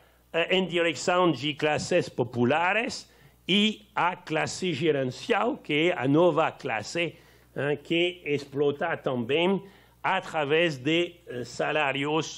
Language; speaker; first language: Portuguese; non-native, learner; French